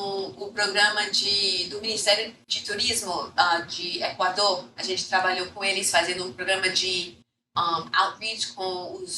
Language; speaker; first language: Portuguese; non-native, fluent; English